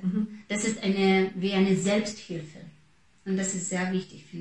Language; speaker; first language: German; non-native, fluent; Russian